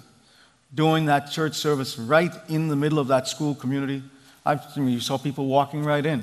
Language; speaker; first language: English; non-native, local second language; Malayalam